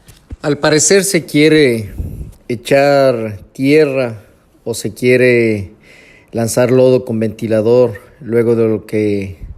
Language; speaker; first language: Spanish; native; Spanish